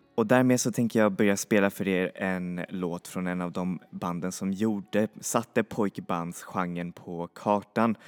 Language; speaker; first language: Swedish; native; Swedish